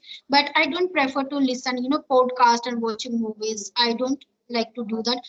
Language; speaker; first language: English; non-native, learner; Hindi